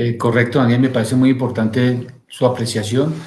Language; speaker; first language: Spanish; native; Spanish